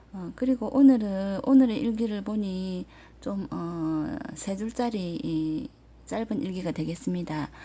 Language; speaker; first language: Korean; native; Korean